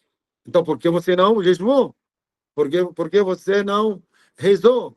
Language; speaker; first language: Portuguese; non-native, fluent; Arabic